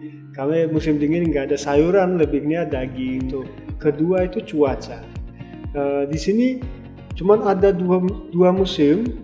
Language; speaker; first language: Indonesian; non-native, fluent; Turkmen